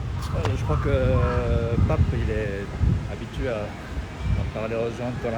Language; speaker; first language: French; non-native, learner; Japanese